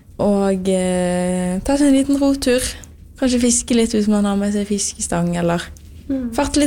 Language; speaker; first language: Norwegian; native; Norwegian